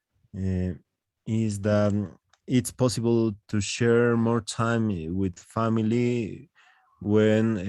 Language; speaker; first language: English; non-native, learner; Spanish